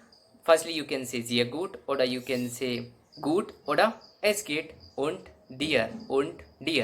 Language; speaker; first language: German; non-native, local second language; Hindi